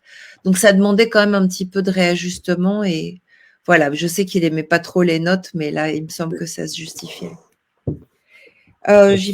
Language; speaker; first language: French; native; French